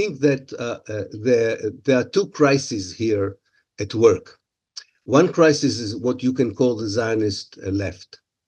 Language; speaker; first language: English; non-native, fluent; Hebrew